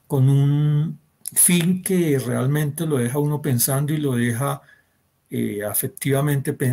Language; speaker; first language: Spanish; native; Spanish